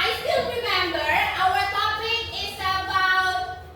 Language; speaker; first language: English; non-native, learner; Indonesian